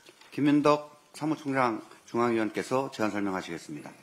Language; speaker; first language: Korean; native; Korean